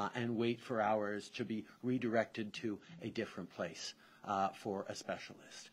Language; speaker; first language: English; early bilingual, other home language; French